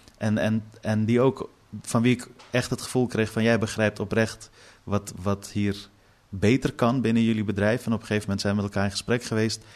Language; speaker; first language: Dutch; early bilingual, other home language; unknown